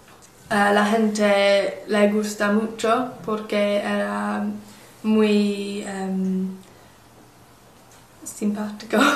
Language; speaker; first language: Spanish; non-native, learner; English